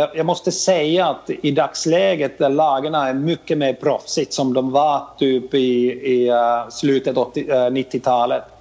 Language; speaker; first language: Swedish; non-native, fluent; Finnish